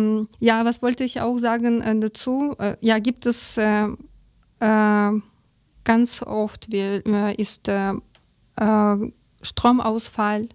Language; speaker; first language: German; non-native, learner; Ukrainian